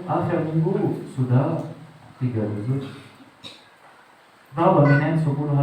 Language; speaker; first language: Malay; non-native, learner; Arabic